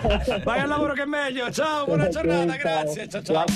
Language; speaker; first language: Italian; native; Italian